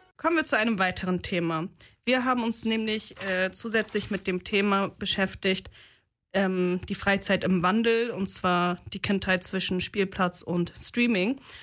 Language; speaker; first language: German; native; German